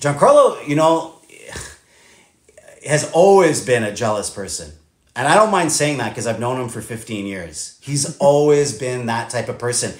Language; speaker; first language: English; native; English